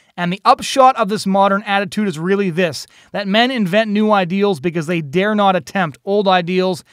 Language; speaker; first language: English; native; English